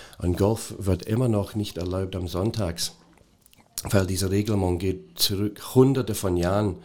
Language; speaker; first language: German; non-native, fluent; English